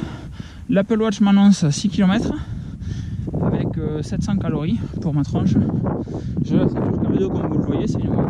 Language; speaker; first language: French; native; French